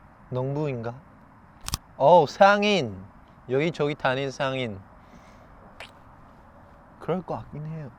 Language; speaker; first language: Korean; non-native, fluent; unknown